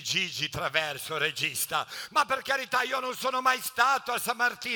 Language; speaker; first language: Italian; native; Italian